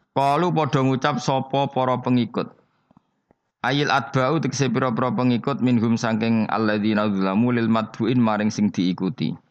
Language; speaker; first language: Indonesian; non-native, local second language; Javanese